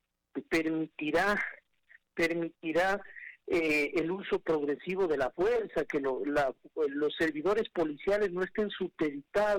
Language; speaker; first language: Spanish; native; Spanish